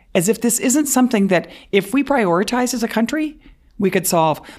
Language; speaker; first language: English; native; English